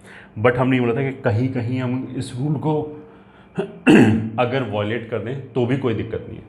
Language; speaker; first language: Hindi; native; Hindi